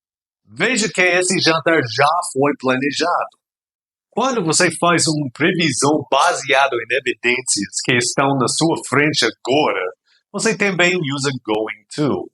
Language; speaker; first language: Portuguese; non-native, fluent; English